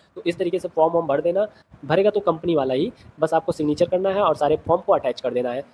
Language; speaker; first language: Hindi; native; Hindi